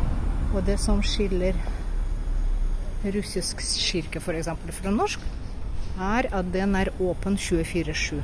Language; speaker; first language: Norwegian; non-native, fluent; Russian